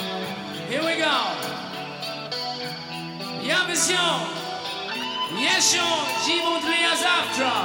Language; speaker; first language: Russian; non-native, learner; German